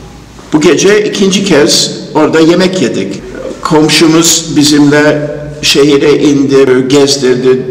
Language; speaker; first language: Turkish; non-native, fluent; English